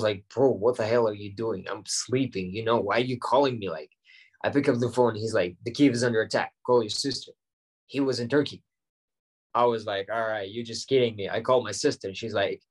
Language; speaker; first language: English; non-native, fluent; Ukrainian